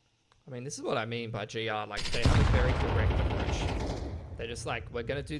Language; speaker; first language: English; native; English